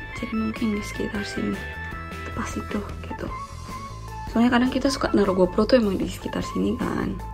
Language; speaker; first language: Indonesian; native; Indonesian